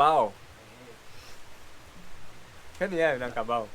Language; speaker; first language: Indonesian; native; Indonesian